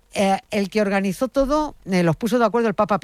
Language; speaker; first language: Spanish; native; Spanish